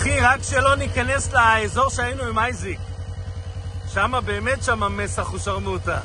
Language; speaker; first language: Hebrew; native; Hebrew